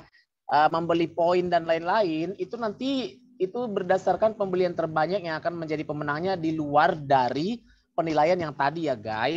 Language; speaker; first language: Indonesian; native; Indonesian